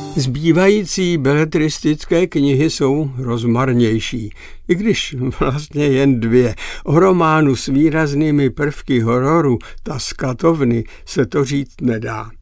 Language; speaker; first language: Czech; native; Czech